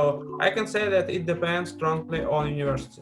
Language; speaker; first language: English; non-native, fluent; Russian